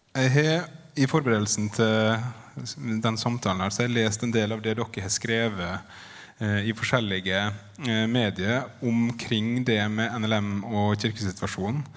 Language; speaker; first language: Norwegian; native; Norwegian